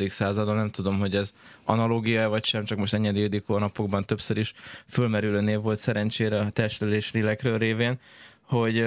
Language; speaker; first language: Hungarian; native; Hungarian